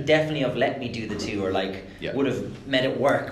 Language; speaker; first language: English; native; English